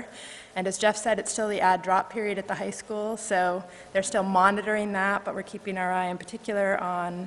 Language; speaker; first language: English; native; English